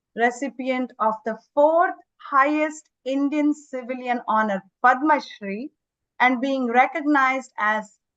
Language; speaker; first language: English; non-native, local second language; Kannada